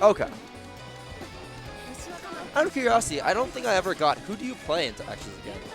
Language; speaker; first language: English; native; English